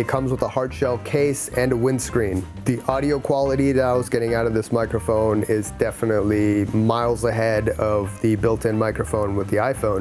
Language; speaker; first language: English; native; English